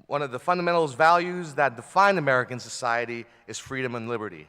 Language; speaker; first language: English; early bilingual, other home language; Filipino